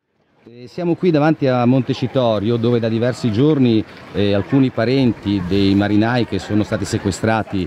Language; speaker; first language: Italian; native; Italian